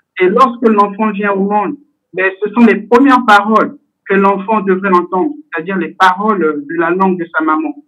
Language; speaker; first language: French; native; French